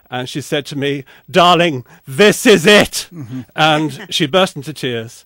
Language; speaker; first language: English; native; English